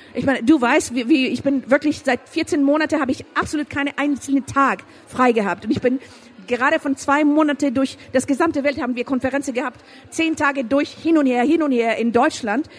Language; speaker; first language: German; non-native, fluent; Persian